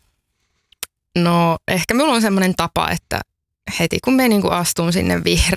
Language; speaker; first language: Finnish; native; Finnish